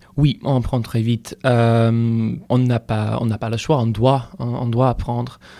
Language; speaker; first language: French; non-native, fluent; English